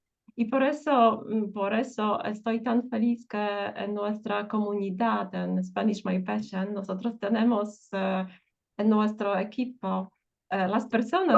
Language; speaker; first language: Spanish; non-native, fluent; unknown